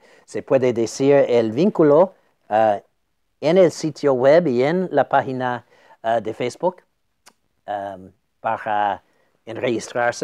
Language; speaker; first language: Spanish; non-native, fluent; English